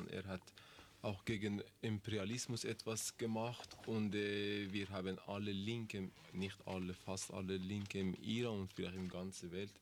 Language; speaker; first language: German; non-native, learner; Persian